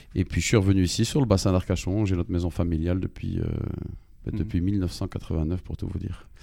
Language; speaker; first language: French; native; French